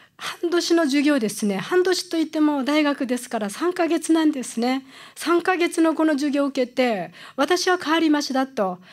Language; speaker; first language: Japanese; non-native, fluent; Korean